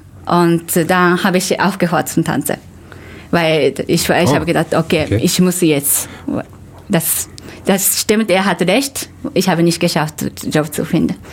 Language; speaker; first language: German; non-native, fluent; Japanese